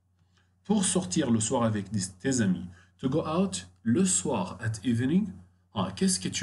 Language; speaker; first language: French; non-native, fluent; Arabic